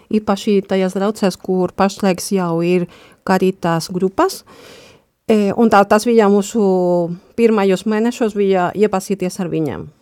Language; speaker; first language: Latvian; non-native, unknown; Spanish